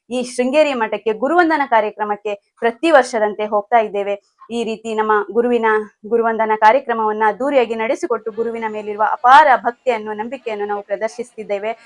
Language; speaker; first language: Kannada; non-native, local second language; Konkani